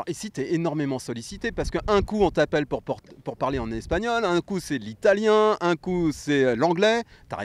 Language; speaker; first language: French; native; French